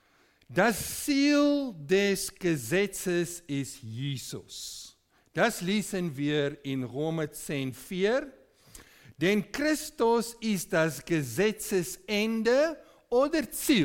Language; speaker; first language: German; non-native, fluent; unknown